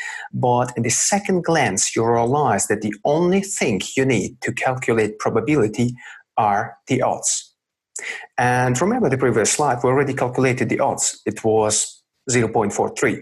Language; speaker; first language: English; non-native, fluent; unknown